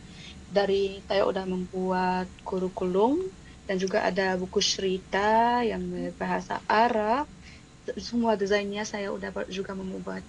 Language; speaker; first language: Indonesian; non-native, fluent; Arabic